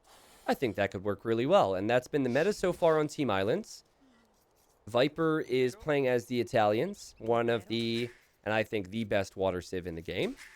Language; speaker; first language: English; native; English